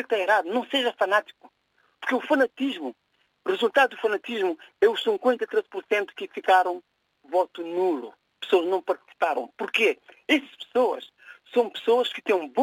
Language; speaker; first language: Portuguese; non-native, local second language; Kabuverdianu